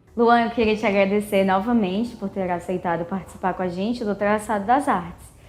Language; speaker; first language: Portuguese; native; Portuguese